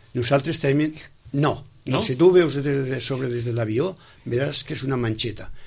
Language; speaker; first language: Catalan; non-native, local second language; Spanish